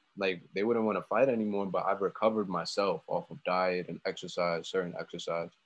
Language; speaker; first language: English; native; English